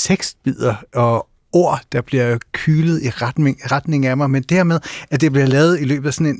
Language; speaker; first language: Danish; native; Danish